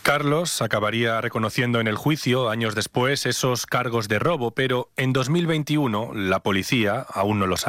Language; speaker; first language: Spanish; native; Spanish